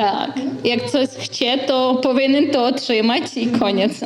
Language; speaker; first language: Polish; non-native, learner; Ukrainian